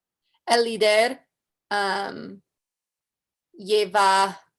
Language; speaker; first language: Spanish; non-native, learner; English